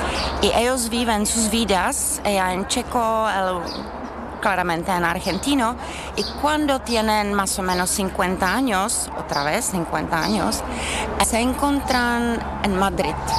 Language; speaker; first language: Spanish; non-native, fluent; Czech